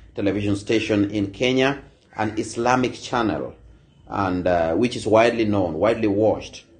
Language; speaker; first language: English; non-native, local second language; Luo (Kenya and Tanzania)